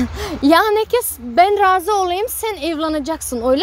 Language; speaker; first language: Turkish; non-native, learner; Tajik